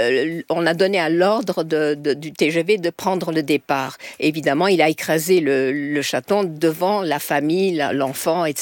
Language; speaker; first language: French; native; French